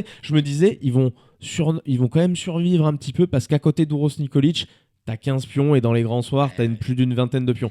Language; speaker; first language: French; native; French